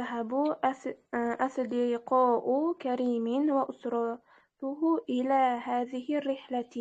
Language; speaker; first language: Arabic; non-native, learner; Uzbek